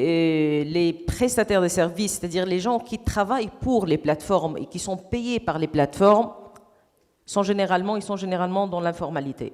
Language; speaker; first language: French; non-native, local second language; Arabic